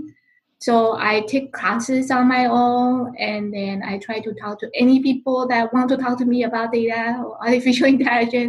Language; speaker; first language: English; non-native, fluent; Chinese